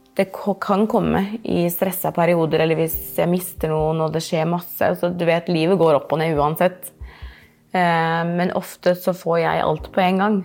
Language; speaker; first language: Norwegian; native; Norwegian